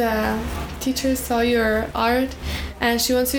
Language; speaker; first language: English; early bilingual, other home language; Arabic